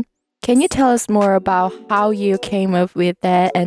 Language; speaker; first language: English; non-native, fluent; Korean